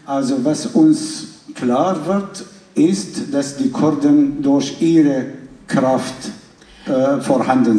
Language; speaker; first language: German; non-native, fluent; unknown